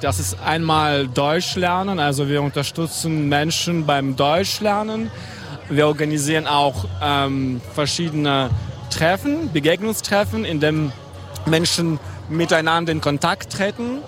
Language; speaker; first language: German; non-native, fluent; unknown